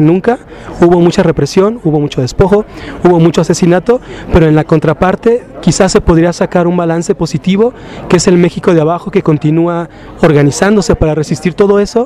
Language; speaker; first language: Spanish; native; Spanish